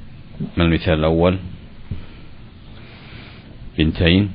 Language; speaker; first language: Arabic; native; Arabic